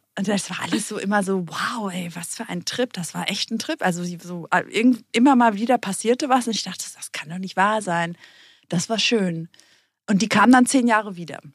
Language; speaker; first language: German; early bilingual, other home language; Greek